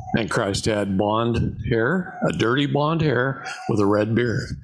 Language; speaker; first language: English; native; English